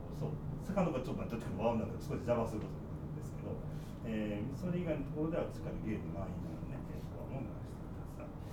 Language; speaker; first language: Japanese; native; Japanese